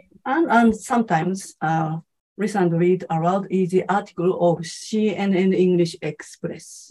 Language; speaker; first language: English; non-native, learner; Japanese